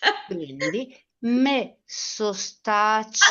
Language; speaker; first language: Italian; native; Italian